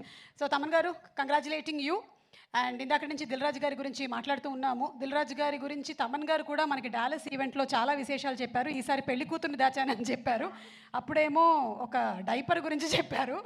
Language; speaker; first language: Telugu; native; Telugu